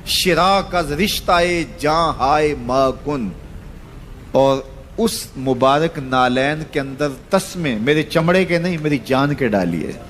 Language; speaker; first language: Urdu; non-native, local second language; Punjabi